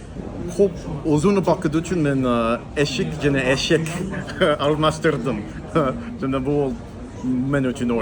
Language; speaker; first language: Kyrgyz; non-native, learner; English